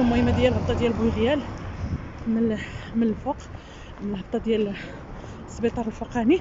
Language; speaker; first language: Arabic; native; Arabic